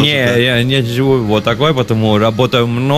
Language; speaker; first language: Russian; non-native, learner; Italian